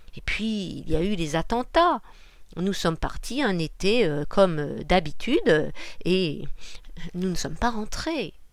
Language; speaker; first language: French; native; French